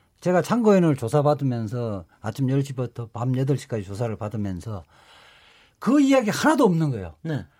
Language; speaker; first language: Korean; native; Korean